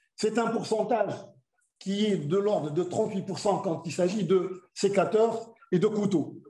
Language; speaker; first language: French; non-native, local second language; Arabic